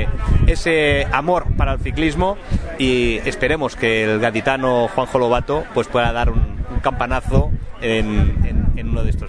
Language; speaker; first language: Spanish; native; Spanish